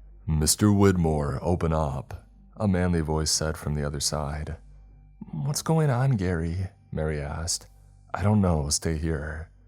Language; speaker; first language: English; native; English